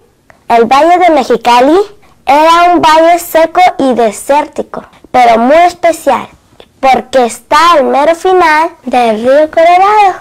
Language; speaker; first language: Spanish; early bilingual, other home language; Cantonese